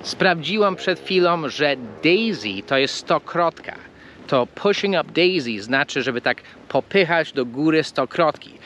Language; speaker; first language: Polish; non-native, fluent; English